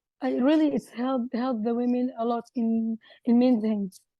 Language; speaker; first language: English; non-native, learner; Arabic